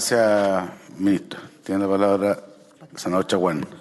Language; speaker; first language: Spanish; native; Spanish